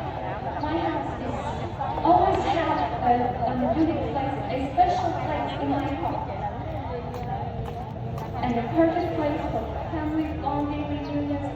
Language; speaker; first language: English; non-native, learner; Vietnamese